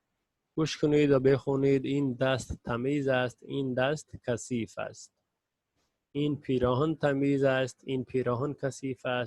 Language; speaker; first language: Persian; non-native, fluent; Urdu